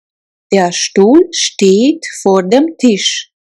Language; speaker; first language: German; non-native, fluent; Russian